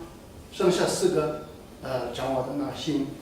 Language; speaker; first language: Chinese; non-native, fluent; Tibetan